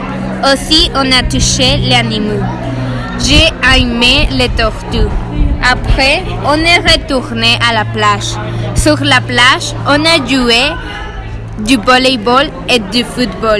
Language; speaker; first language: French; non-native, learner; Spanish